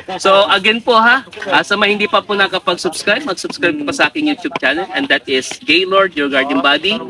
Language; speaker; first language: Filipino; native; Filipino